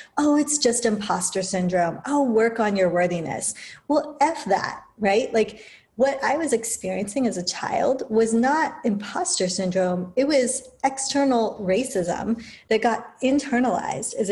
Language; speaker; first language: English; native; English